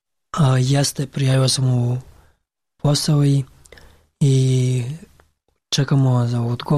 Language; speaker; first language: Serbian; non-native, learner; Pashto